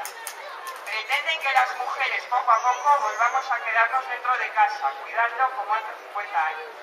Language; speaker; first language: Spanish; native; Spanish